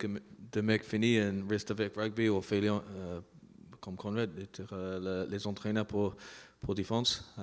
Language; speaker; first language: French; non-native, learner; English